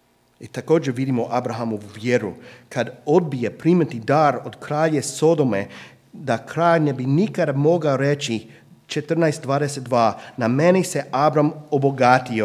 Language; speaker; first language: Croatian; non-native, fluent; English